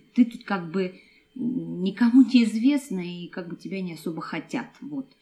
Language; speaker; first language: Russian; native; Russian